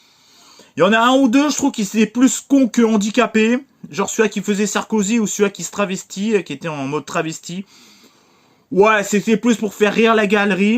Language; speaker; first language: French; native; French